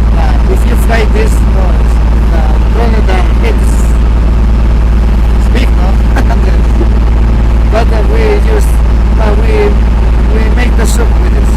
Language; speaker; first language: English; non-native, learner; Spanish